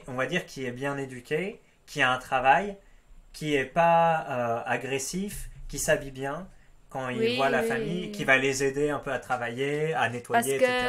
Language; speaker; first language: French; native; French